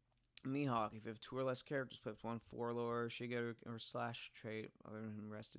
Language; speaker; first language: English; native; English